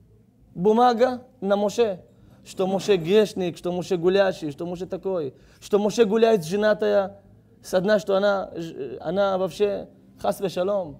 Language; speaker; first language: Russian; non-native, learner; Hebrew